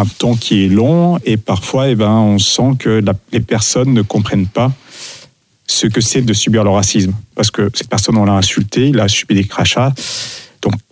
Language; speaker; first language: French; native; French